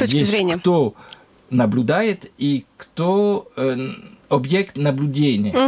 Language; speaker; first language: Russian; non-native, learner; French